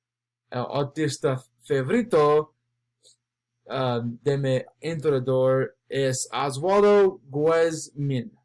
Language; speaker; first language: Spanish; non-native, learner; English